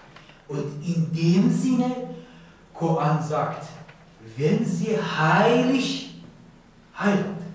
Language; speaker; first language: German; non-native, learner; Persian